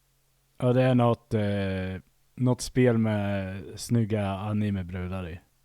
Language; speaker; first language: Swedish; native; Swedish